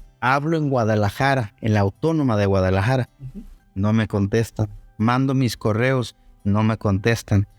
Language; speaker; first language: Spanish; non-native, local second language; Zapotec